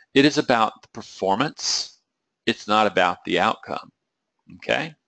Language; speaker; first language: English; native; English